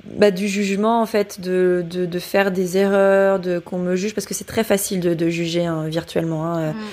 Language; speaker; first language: French; native; French